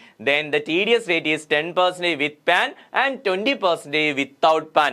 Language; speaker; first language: English; non-native, local second language; Malayalam